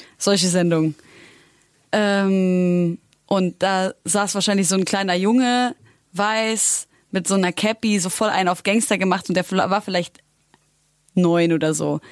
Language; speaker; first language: German; early bilingual, other home language; Arabic